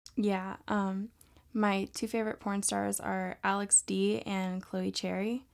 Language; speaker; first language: English; native; English